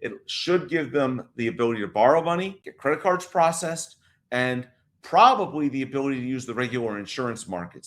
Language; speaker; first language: English; native; English